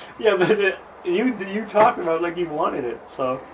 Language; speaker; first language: English; native; English